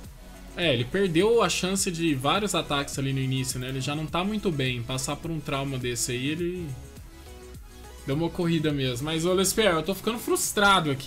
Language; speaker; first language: Portuguese; native; Portuguese